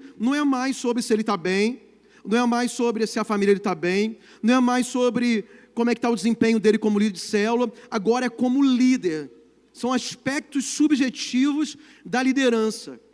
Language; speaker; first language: Portuguese; native; Portuguese